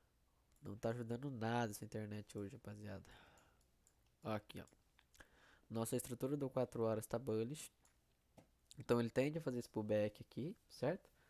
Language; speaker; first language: Portuguese; native; Portuguese